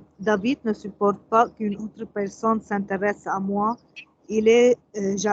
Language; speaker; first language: French; non-native, learner; Arabic